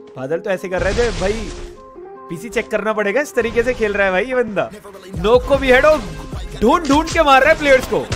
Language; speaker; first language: Hindi; native; Hindi